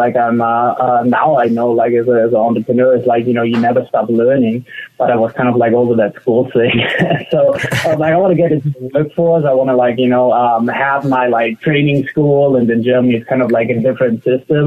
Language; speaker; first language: English; non-native, fluent; German